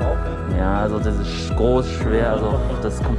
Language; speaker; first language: German; non-native, fluent; Chinese